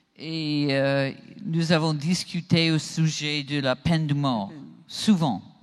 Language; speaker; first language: French; non-native, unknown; English